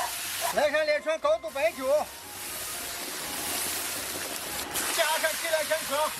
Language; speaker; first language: Chinese; native; Chinese